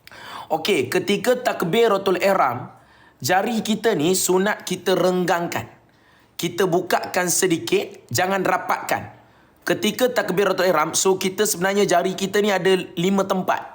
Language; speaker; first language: Malay; native; Malay